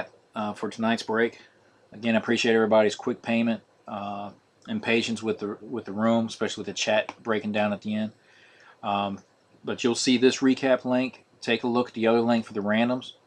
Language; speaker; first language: English; native; English